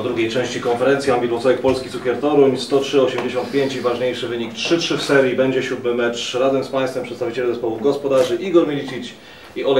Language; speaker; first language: Polish; native; Polish